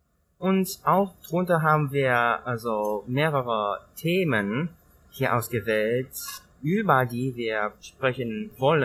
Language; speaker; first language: German; non-native, learner; Thai